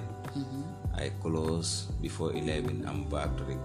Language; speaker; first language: English; non-native, fluent; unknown